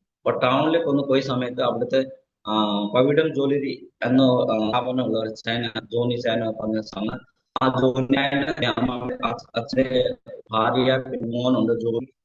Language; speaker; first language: Malayalam; non-native, fluent; Nepali